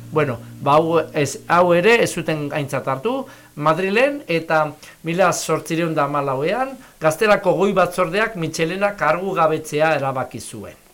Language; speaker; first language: Basque; native; Basque